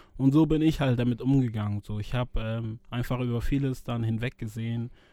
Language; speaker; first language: German; early bilingual, other home language; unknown